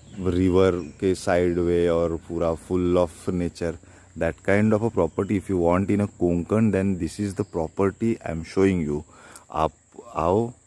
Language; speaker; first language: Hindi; non-native, local second language; Marathi